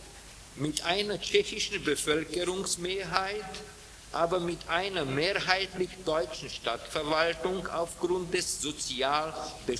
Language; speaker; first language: German; non-native, fluent; Czech